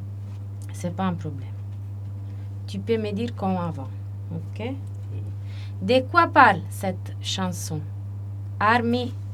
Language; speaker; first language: French; non-native, learner; Italian